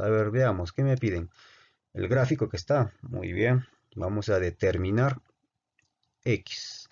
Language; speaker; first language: Spanish; native; Spanish